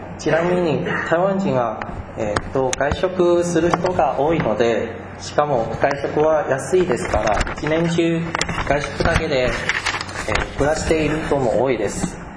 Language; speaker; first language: Japanese; non-native, fluent; Chinese